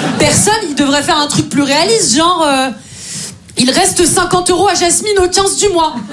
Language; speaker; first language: French; native; French